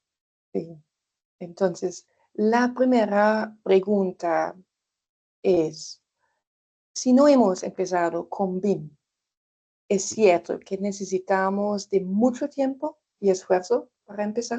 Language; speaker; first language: Spanish; non-native, fluent; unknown